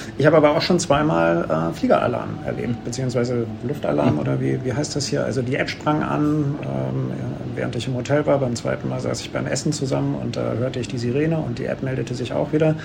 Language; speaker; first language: German; native; German